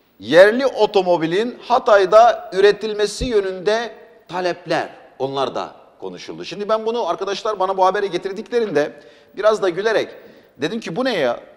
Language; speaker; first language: Turkish; non-native, local second language; Arabic